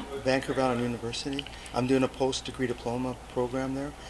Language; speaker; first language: English; native; English